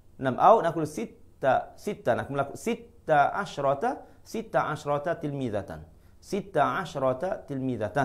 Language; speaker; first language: Arabic; non-native, fluent; Malay